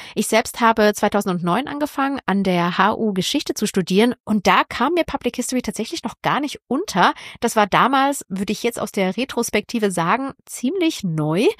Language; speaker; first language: German; native; German